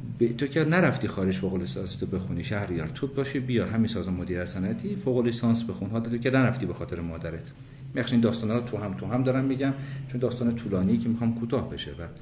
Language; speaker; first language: Persian; early bilingual, other home language; English